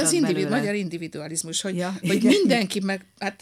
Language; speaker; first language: Hungarian; native; Hungarian